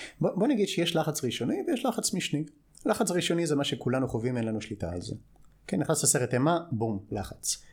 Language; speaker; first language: Hebrew; non-native, fluent; English